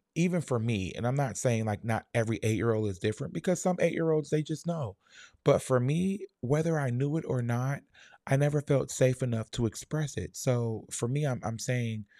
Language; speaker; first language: English; native; English